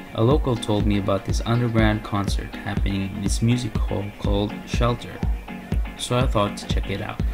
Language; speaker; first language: English; non-native, local second language; Filipino